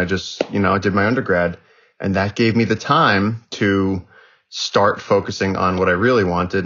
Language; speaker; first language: English; native; English